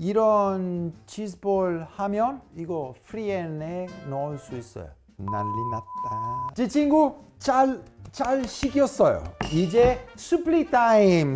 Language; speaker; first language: Korean; non-native, fluent; Italian